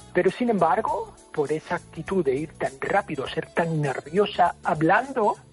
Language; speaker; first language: Spanish; non-native, fluent; English